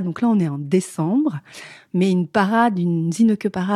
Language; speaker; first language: French; native; French